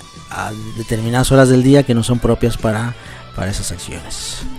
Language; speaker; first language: Spanish; native; Spanish